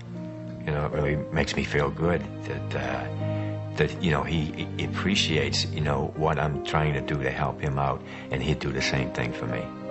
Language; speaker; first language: English; native; English